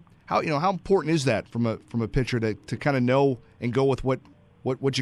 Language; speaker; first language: English; native; English